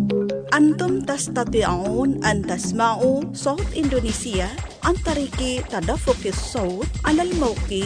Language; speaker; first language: Arabic; non-native, fluent; Indonesian